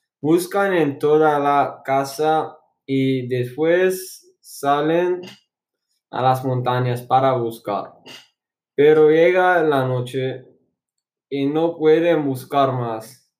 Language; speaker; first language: Spanish; non-native, learner; English